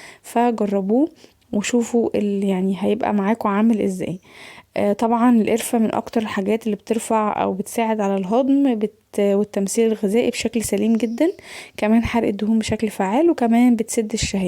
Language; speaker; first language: Arabic; native; Arabic